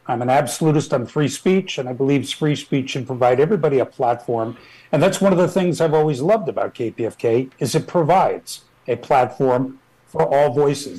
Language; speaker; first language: English; native; English